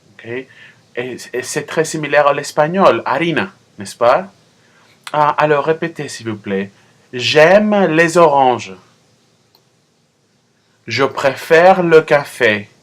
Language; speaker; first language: French; non-native, fluent; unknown